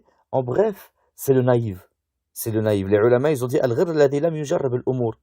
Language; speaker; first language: French; native; French